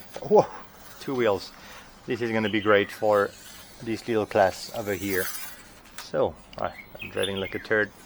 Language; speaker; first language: English; non-native, fluent; French